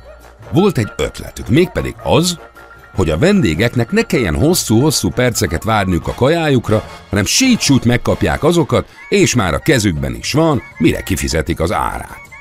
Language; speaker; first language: Hungarian; native; Hungarian